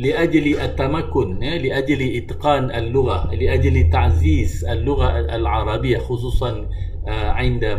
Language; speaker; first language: Arabic; non-native, fluent; Malay